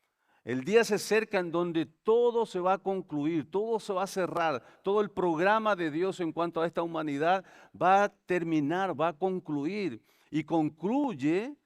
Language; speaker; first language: Spanish; native; Spanish